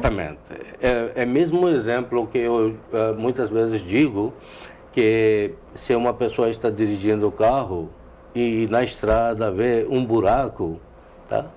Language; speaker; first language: Portuguese; non-native, learner; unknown